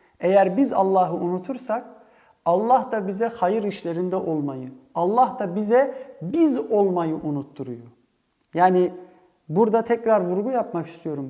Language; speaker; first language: Turkish; early bilingual, heritage; Turkish